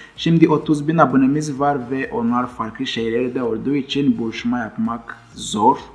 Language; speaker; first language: Turkish; non-native, fluent; Kinyarwanda